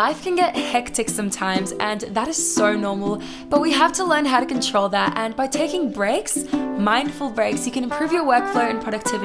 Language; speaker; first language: English; native; English